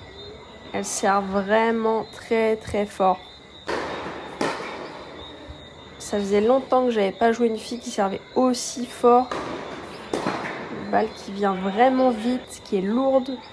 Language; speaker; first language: French; native; French